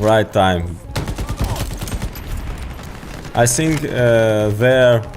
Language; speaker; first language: English; non-native, learner; Ukrainian